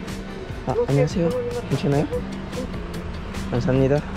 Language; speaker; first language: Korean; non-native, learner; French